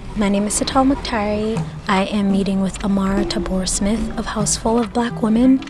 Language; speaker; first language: English; non-native, local second language; Hausa